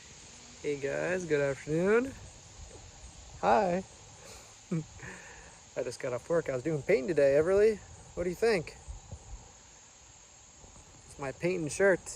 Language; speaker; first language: English; native; English